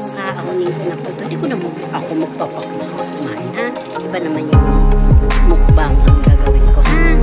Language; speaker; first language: Filipino; native; Filipino